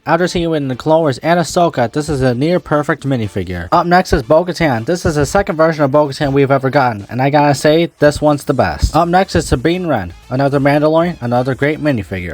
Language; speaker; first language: English; native; English